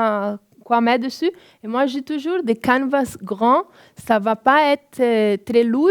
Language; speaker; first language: French; non-native, fluent; Portuguese